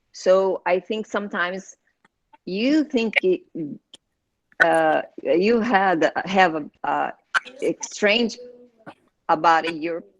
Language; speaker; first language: English; non-native, learner; Portuguese